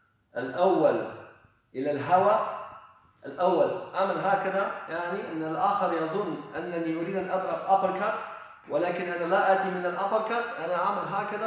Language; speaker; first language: Arabic; non-native, learner; Polish